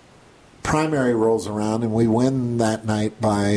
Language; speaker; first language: English; native; English